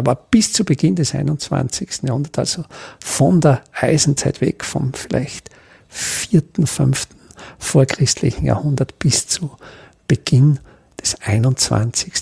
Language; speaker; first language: German; native; German